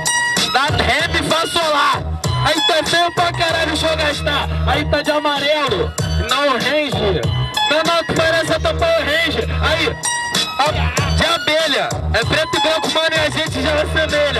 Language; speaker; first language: Portuguese; native; Portuguese